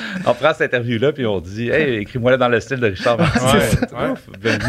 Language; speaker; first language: French; native; French